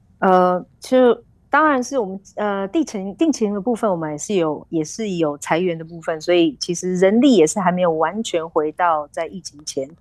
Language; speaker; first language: Chinese; native; Chinese